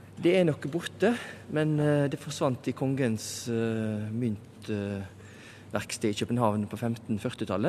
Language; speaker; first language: Norwegian; native; Norwegian